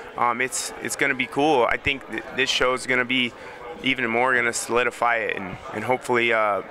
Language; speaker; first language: English; native; English